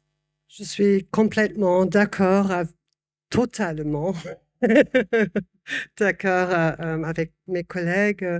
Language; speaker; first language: French; non-native, fluent; German